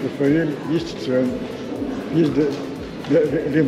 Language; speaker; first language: Russian; non-native, fluent; Uzbek